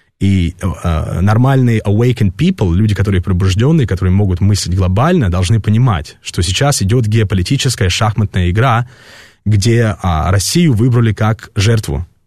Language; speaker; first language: Russian; early bilingual, heritage; Russian